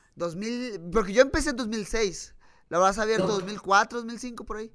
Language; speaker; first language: Spanish; native; Spanish